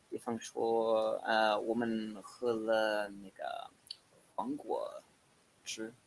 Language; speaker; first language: Chinese; non-native, learner; English